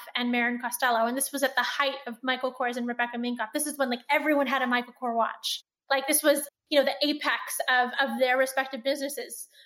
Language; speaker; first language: English; native; English